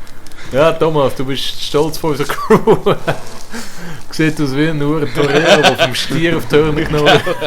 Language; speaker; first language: German; native; German